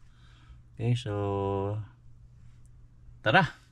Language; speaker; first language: English; non-native, local second language; Filipino